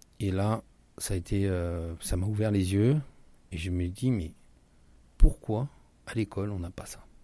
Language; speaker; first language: French; native; French